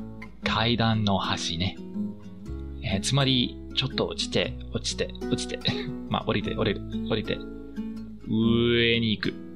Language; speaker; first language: Japanese; non-native, fluent; English